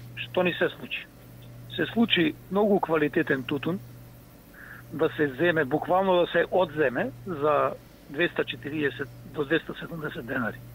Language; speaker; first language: Macedonian; native; Macedonian